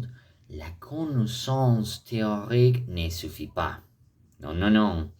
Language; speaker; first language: French; non-native, fluent; Spanish